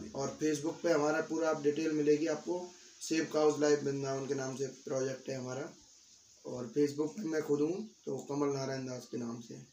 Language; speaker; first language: Hindi; native; Hindi